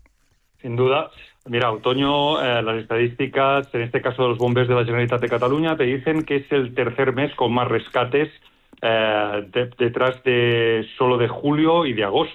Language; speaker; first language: Spanish; native; Spanish